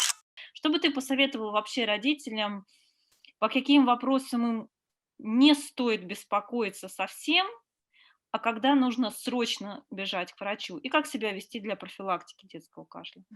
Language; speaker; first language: Russian; native; Russian